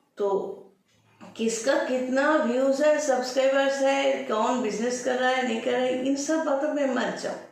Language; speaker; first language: Hindi; non-native, local second language; Bangla